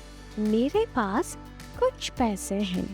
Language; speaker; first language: Hindi; non-native, fluent; Sinhala